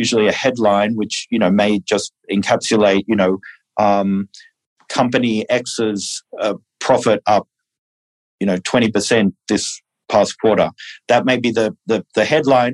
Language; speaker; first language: English; native; English